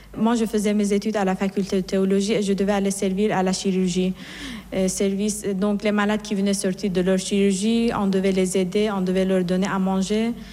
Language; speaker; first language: French; non-native, fluent; Persian